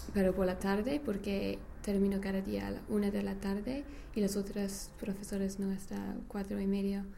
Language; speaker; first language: Spanish; non-native, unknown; English